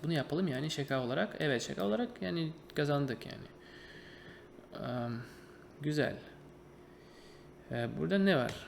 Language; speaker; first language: Turkish; non-native, fluent; Russian